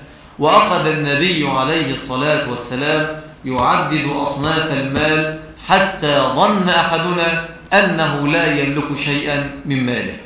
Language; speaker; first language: Arabic; native; Arabic